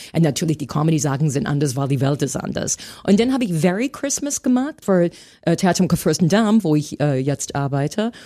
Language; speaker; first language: German; non-native, fluent; English